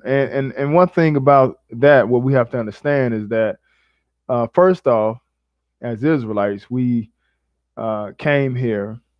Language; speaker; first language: English; native; English